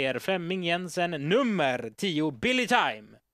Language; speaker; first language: Swedish; native; Swedish